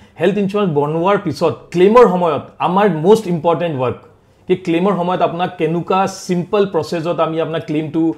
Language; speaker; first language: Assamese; non-native, local second language; Hindi